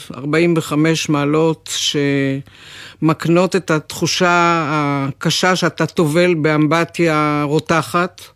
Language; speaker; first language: Hebrew; native; Hebrew